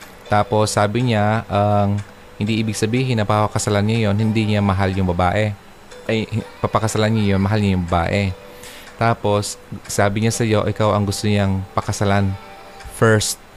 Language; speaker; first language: Filipino; native; Filipino